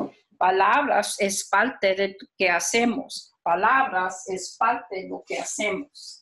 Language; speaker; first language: Spanish; early bilingual, heritage; Spanish